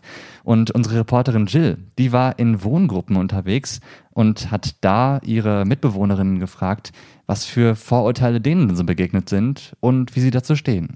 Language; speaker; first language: German; native; German